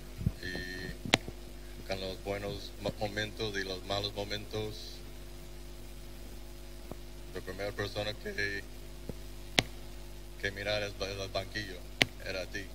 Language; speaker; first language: Spanish; non-native, learner; English